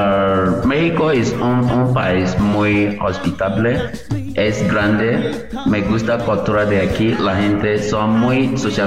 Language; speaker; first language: Spanish; non-native, learner; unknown